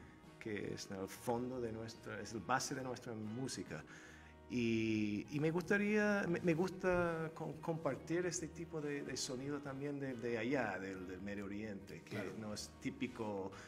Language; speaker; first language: Spanish; non-native, fluent; Turkish